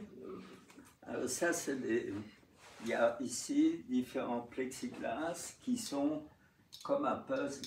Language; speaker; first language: French; native; French